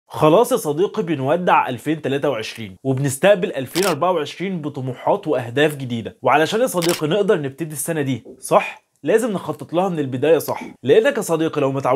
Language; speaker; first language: Arabic; native; Arabic